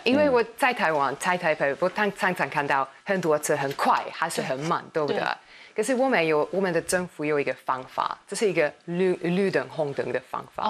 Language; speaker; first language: Chinese; non-native, learner; Hungarian